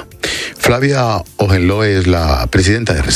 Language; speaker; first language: Spanish; native; Spanish